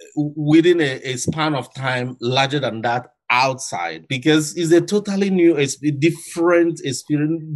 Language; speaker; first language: English; non-native, local second language; Igbo